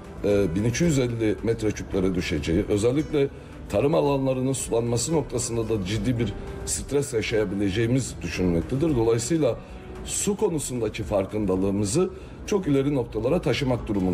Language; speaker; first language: Turkish; native; Turkish